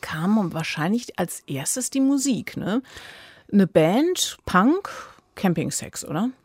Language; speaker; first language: German; native; German